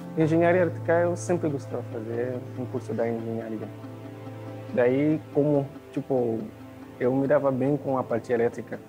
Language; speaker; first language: Portuguese; non-native, fluent; Haitian Creole